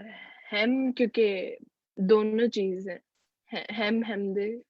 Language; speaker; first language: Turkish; non-native, learner; Urdu